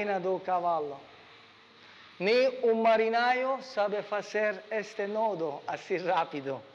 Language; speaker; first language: Portuguese; non-native, learner; Italian